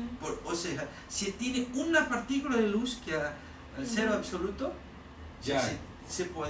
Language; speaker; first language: Spanish; non-native, learner; Portuguese